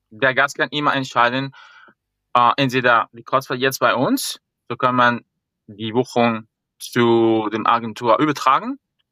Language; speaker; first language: German; non-native, fluent; Spanish